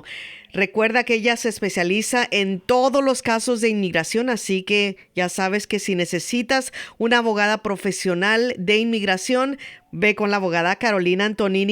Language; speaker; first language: Spanish; native; Spanish